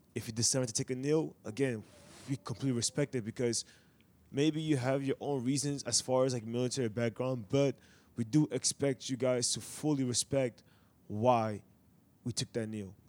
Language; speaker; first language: English; native; English